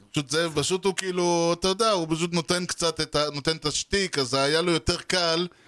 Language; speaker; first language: Hebrew; native; Hebrew